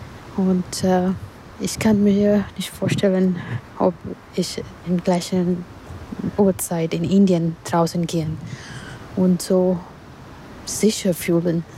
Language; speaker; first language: German; non-native, learner; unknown